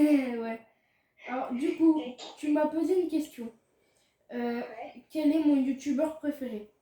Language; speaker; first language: French; native; French